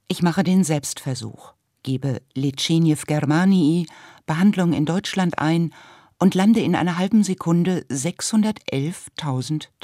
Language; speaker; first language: German; native; German